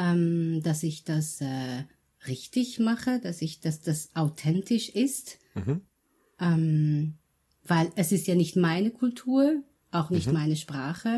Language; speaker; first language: German; early bilingual, other home language; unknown